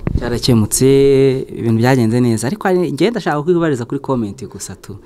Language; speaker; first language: Kinyarwanda; native; Kinyarwanda